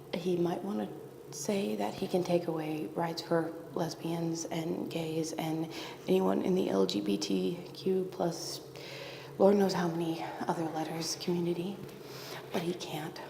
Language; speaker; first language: English; native; English